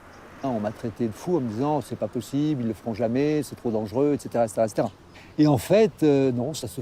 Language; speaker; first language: French; native; French